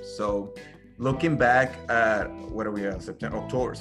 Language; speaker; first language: English; non-native, fluent; Spanish